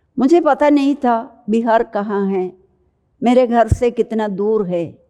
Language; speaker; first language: Hindi; non-native, local second language; Malayalam